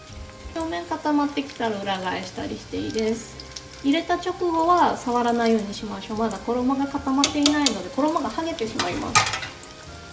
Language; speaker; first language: Japanese; native; Japanese